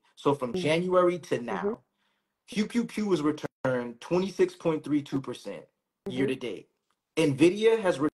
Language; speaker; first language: English; native; English